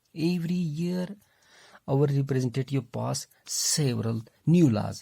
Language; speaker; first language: English; non-native, local second language; Urdu